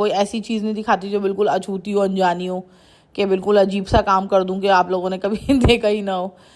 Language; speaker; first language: Urdu; native; Urdu